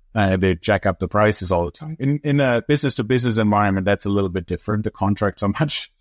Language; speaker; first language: English; non-native, fluent; German